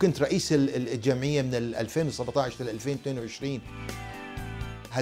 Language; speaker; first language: Arabic; native; Arabic